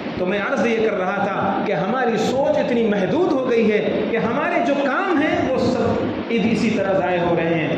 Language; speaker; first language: Urdu; native; Urdu